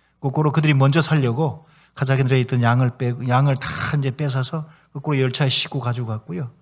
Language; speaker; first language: Korean; native; Korean